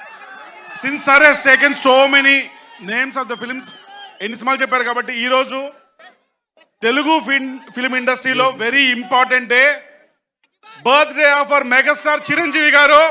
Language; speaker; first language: Telugu; native; Telugu